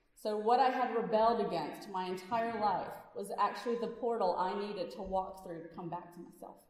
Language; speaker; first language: English; early bilingual, other home language; Hindi